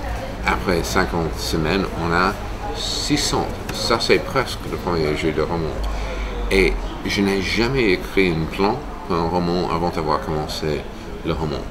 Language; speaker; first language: French; non-native, fluent; English